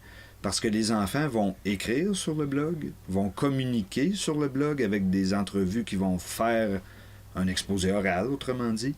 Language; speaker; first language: French; native; French